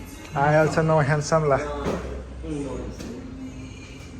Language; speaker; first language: English; non-native, learner; Nepali